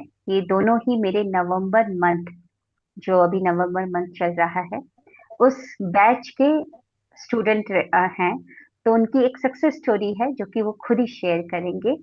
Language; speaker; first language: Hindi; native; Hindi